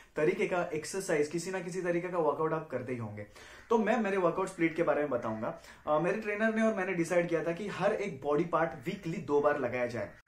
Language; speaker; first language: Hindi; non-native, local second language; Marathi